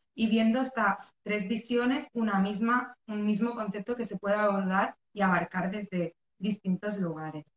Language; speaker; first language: Spanish; early bilingual, other home language; Arabic